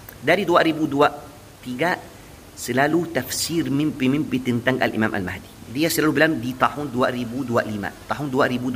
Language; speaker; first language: Indonesian; non-native, fluent; Arabic